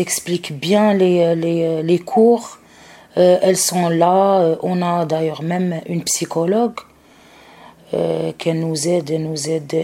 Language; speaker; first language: French; non-native, local second language; Arabic